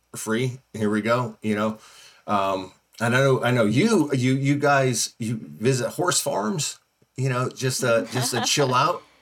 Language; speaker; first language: English; native; English